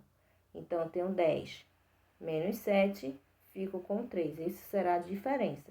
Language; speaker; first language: Portuguese; native; Portuguese